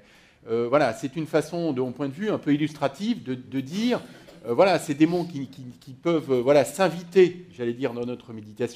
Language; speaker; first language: French; native; French